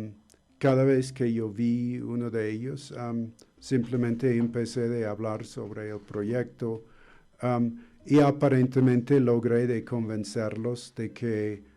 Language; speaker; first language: Spanish; non-native, fluent; English